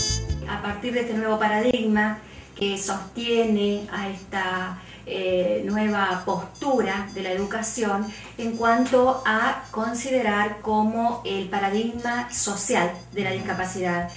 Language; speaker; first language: Spanish; native; Spanish